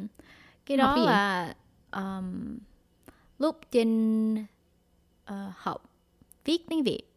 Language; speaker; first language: Vietnamese; early bilingual, heritage; Vietnamese